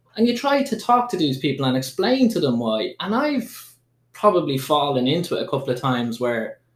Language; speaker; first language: English; native; English